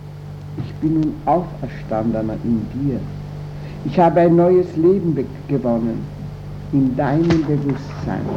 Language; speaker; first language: German; native; German